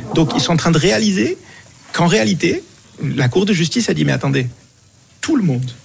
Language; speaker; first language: French; non-native, local second language; Arabic